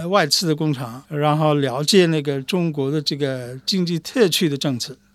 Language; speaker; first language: Chinese; non-native, fluent; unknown